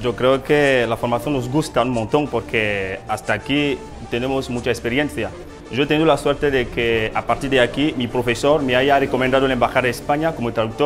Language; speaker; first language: Spanish; non-native, fluent; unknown